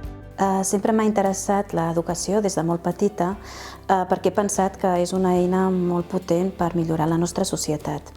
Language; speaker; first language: Catalan; early bilingual, other home language; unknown